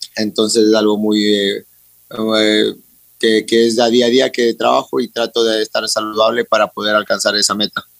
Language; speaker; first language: Spanish; native; Spanish